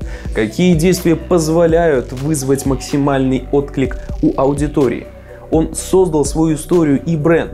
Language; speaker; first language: Russian; native; Russian